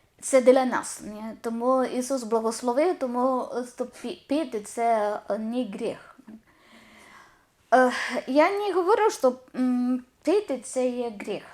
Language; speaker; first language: Ukrainian; non-native, learner; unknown